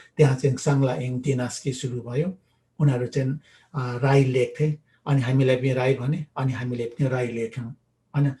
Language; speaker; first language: Nepali; non-native, local second language; Limbu